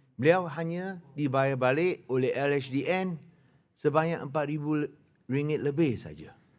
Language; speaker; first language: Malay; non-native, local second language; Chinese